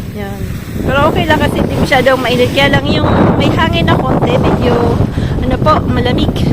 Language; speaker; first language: Filipino; native; Filipino